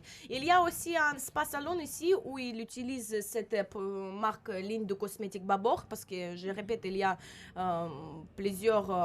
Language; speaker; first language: French; non-native, learner; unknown